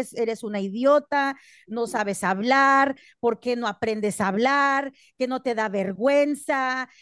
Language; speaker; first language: Spanish; early bilingual, heritage; Spanish